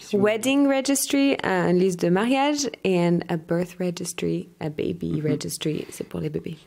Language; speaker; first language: French; non-native, fluent; English